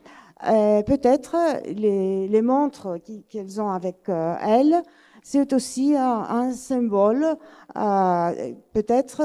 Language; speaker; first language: French; non-native, fluent; Greek